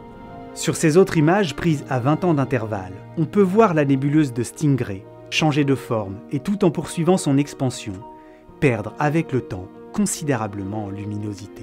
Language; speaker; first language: French; native; French